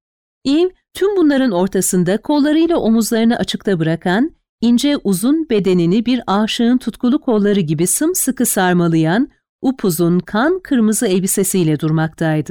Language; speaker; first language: Turkish; native; Turkish